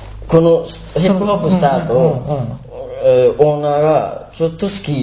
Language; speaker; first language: Japanese; non-native, learner; Burmese